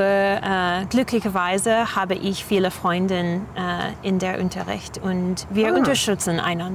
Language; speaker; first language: German; non-native, learner; English